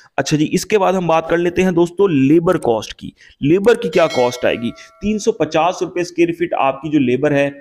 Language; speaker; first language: Urdu; native; Urdu